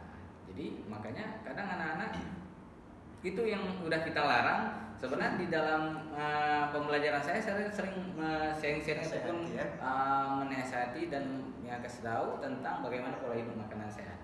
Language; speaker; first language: Indonesian; native; Indonesian